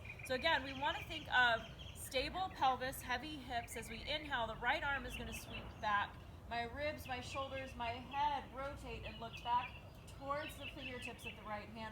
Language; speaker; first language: English; native; English